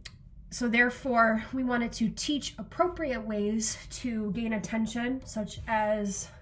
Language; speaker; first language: English; native; English